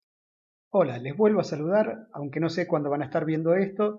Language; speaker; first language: Spanish; native; Spanish